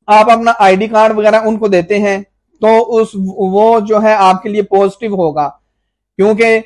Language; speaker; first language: Urdu; non-native, local second language; Punjabi